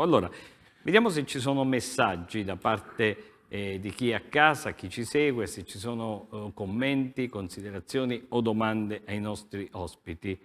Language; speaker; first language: Italian; native; Italian